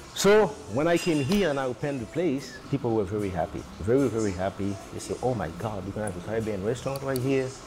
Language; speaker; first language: English; non-native, fluent; Haitian Creole